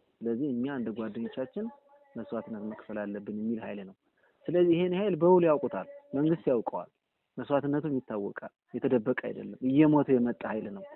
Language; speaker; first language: Amharic; native; Amharic